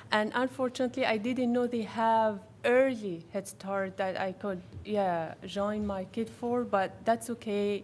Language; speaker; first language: English; non-native, fluent; Arabic